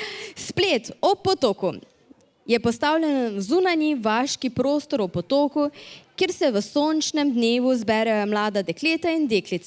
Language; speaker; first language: Slovenian; native; Slovenian